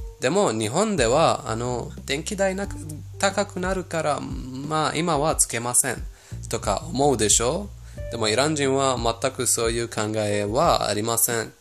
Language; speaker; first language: Japanese; non-native, fluent; Persian